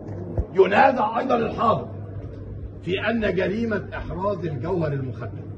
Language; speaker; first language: Arabic; native; Arabic